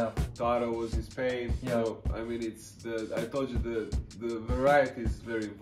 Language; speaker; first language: English; non-native, fluent; Serbian